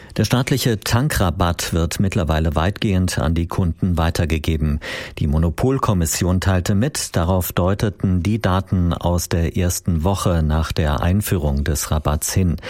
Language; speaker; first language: German; native; German